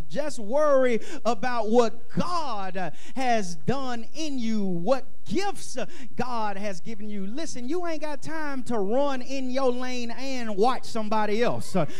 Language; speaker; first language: English; native; English